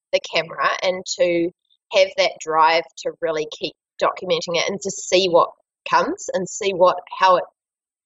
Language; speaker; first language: English; native; English